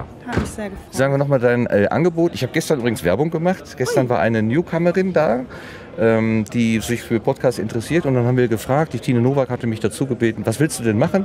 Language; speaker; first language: German; native; German